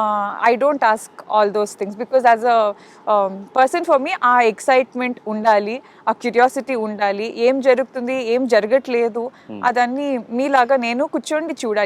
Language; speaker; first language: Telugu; non-native, learner; Kannada